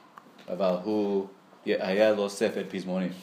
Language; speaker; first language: Hebrew; non-native, learner; English